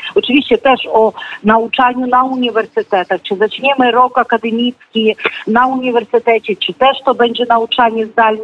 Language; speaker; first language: Polish; non-native, fluent; Ukrainian